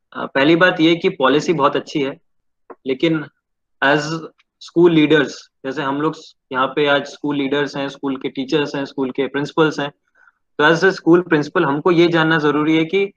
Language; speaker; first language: Hindi; non-native, local second language; Odia